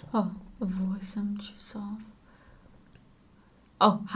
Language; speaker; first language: Russian; non-native, learner; English